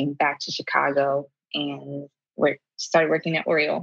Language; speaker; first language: English; native; English